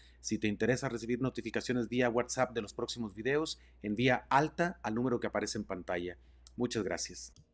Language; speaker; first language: Spanish; native; Spanish